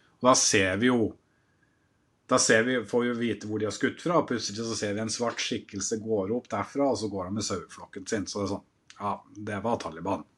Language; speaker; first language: Norwegian; native; Norwegian